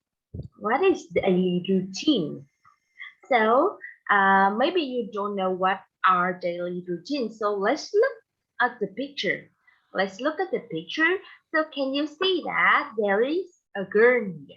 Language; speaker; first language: English; non-native, fluent; Vietnamese